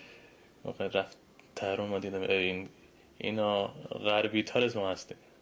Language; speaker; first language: Persian; early bilingual, heritage; Persian